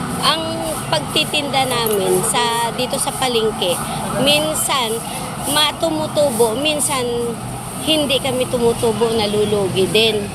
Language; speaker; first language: Filipino; non-native, local second language; Hiligaynon